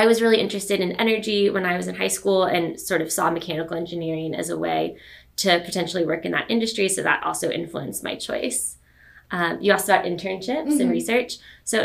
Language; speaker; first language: English; native; English